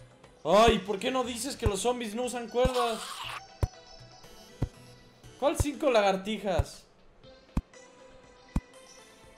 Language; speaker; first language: Spanish; native; Spanish